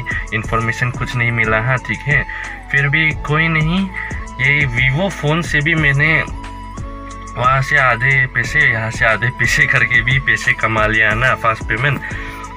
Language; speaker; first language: Hindi; non-native, learner; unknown